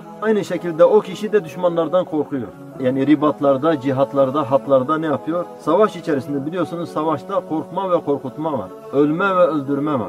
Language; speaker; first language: Turkish; native; Turkish